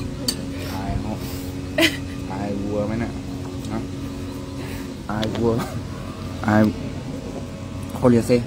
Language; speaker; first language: Thai; native; Thai